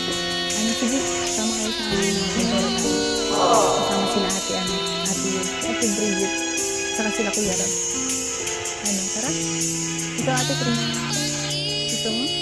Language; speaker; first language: Filipino; non-native, local second language; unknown